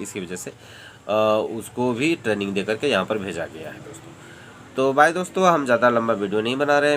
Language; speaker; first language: Hindi; native; Hindi